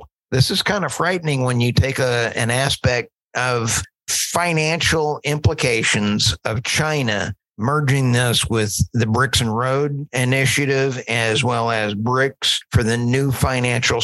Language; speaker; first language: English; native; English